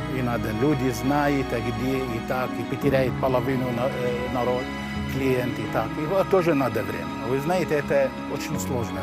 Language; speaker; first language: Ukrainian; non-native, learner; Arabic